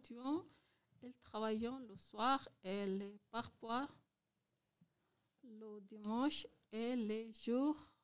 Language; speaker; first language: French; non-native, learner; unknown